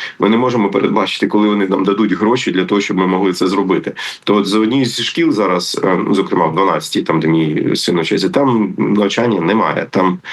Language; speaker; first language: Ukrainian; native; Ukrainian